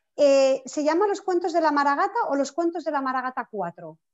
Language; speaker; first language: Spanish; native; Spanish